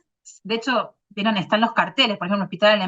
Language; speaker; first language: Spanish; native; Spanish